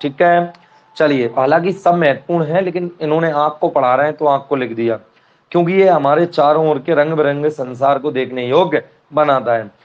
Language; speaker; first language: Hindi; non-native, local second language; Marathi